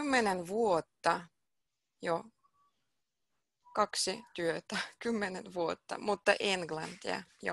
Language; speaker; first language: Finnish; non-native, fluent; Russian